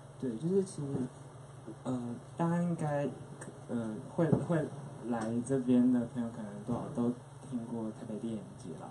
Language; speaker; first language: Chinese; native; Chinese